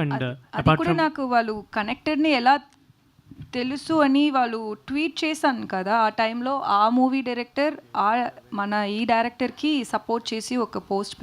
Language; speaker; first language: Telugu; non-native, learner; Tamil